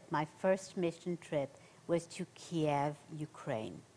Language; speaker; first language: English; native; English